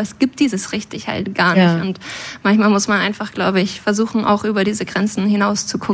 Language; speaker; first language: German; native; German